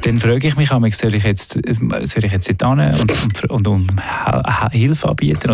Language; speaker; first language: German; native; German